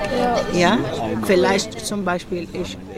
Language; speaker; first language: German; non-native, learner; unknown